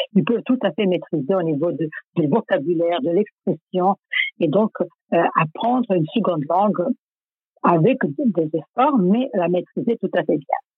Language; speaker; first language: French; non-native, fluent; Serbian